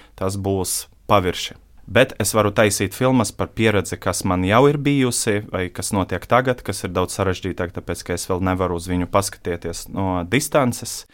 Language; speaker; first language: Latvian; non-native, local second language; Russian